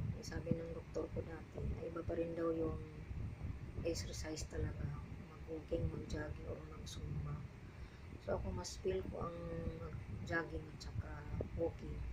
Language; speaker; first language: Filipino; non-native, local second language; Cebuano